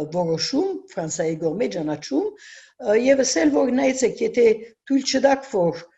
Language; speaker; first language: Armenian; early bilingual, heritage; Armenian